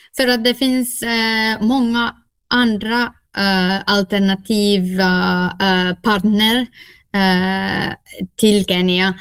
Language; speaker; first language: Swedish; non-native, local second language; Finnish